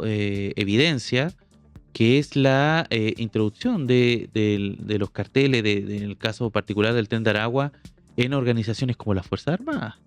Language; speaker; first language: Spanish; native; Spanish